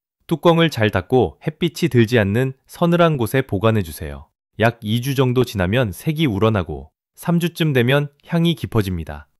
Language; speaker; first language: Korean; native; Korean